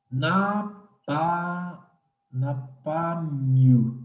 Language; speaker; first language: French; non-native, fluent; Portuguese